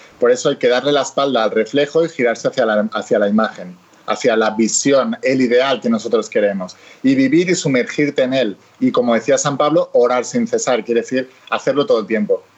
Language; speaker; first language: Spanish; native; Spanish